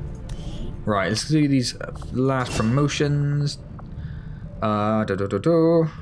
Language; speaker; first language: English; native; English